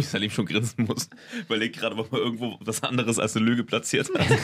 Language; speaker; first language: German; native; German